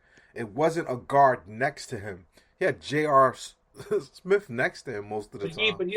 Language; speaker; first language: English; native; English